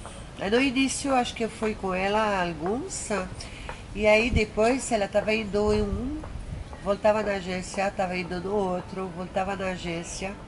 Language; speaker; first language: Portuguese; non-native, fluent; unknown